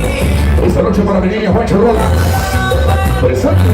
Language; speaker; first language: Spanish; native; Spanish